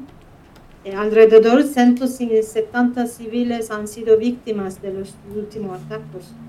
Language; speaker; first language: Spanish; non-native, fluent; Kurdish